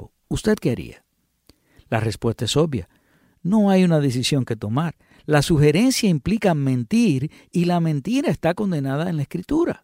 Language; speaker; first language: Spanish; native; Spanish